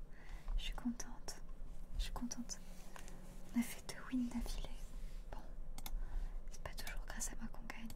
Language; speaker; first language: French; native; French